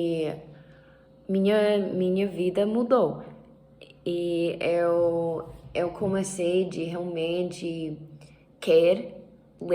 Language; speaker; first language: Portuguese; non-native, learner; English